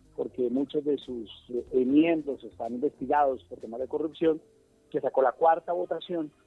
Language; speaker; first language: Spanish; native; Spanish